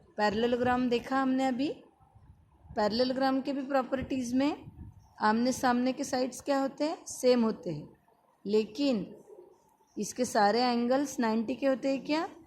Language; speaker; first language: Hindi; non-native, local second language; Marathi